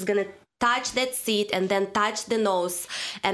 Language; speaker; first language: English; non-native, fluent; Russian